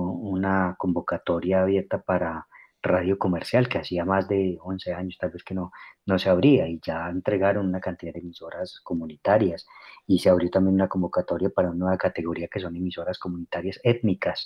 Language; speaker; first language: Spanish; native; Spanish